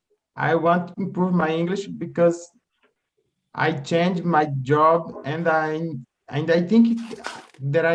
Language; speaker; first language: English; non-native, learner; Portuguese